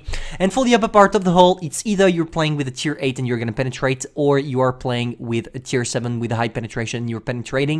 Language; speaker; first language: English; non-native, fluent; French